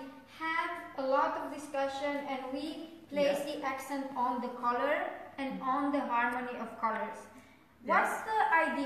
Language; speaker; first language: English; non-native, fluent; Romanian